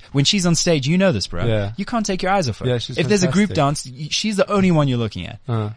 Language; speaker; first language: English; native; English